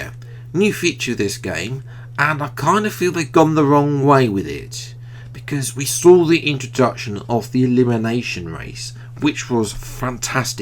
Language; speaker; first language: English; native; English